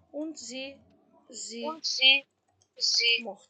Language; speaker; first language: German; non-native, fluent; Macedonian